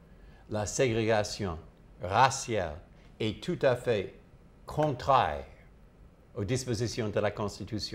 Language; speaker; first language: French; non-native, fluent; English